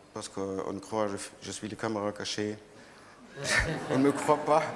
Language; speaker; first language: French; non-native, learner; German